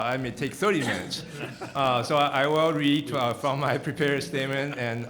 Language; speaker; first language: English; non-native, fluent; Chinese